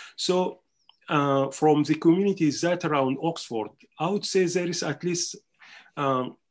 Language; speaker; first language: English; non-native, fluent; Arabic